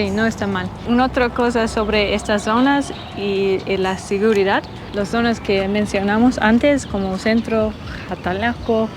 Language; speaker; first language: Spanish; non-native, learner; English